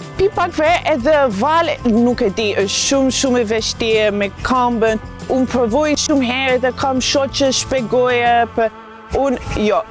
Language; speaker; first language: Albanian; non-native, learner; English